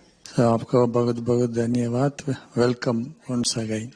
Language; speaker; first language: Hindi; non-native, learner; Tamil